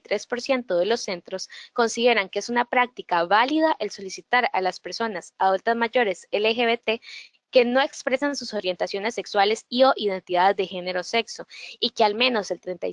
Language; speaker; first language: Spanish; native; Spanish